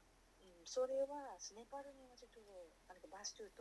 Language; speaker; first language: Japanese; non-native, learner; Nepali